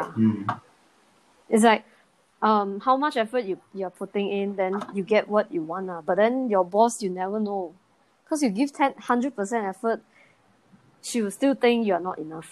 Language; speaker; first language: English; non-native, local second language; Chinese